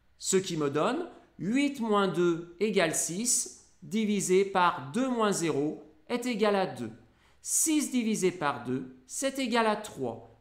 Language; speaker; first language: French; native; French